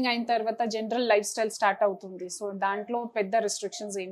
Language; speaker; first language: Telugu; non-native, local second language; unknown